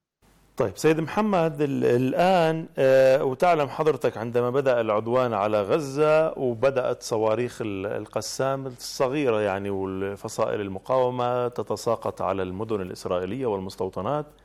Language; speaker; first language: Arabic; native; Arabic